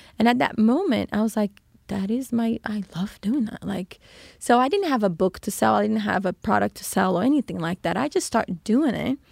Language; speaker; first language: English; non-native, fluent; Portuguese